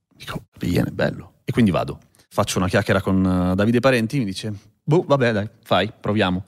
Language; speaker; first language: Italian; native; Italian